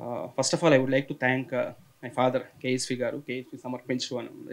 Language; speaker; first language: Telugu; native; Telugu